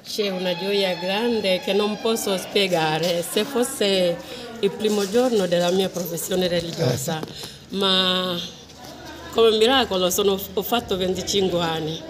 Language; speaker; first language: Italian; non-native, fluent; Swahili